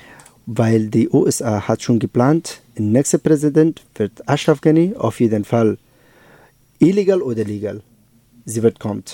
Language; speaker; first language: German; non-native, learner; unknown